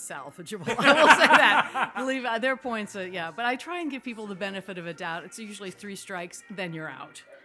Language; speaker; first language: English; native; English